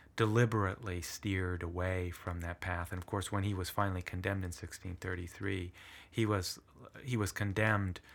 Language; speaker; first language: English; early bilingual, other home language; Italian